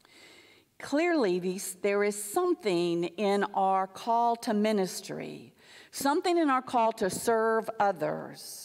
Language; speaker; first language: English; native; English